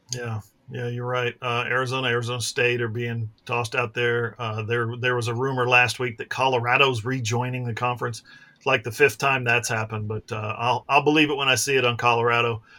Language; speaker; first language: English; native; English